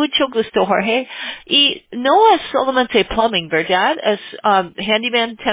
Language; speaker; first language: Spanish; non-native, learner; English